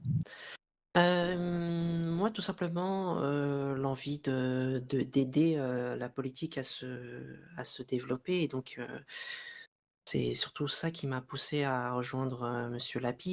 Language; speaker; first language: French; native; French